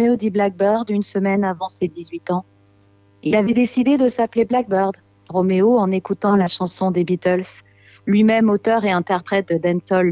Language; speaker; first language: French; native; French